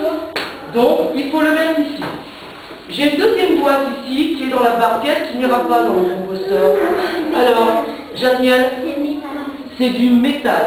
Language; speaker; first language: French; native; French